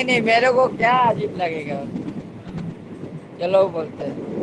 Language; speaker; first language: Hindi; non-native, local second language; Odia